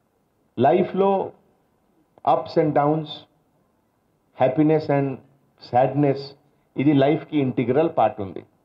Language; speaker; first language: Telugu; non-native, local second language; Hindi